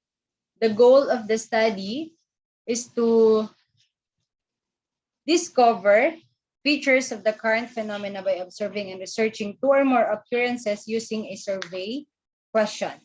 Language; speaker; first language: English; non-native, local second language; Filipino